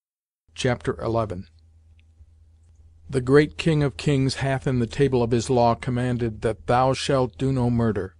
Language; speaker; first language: English; native; English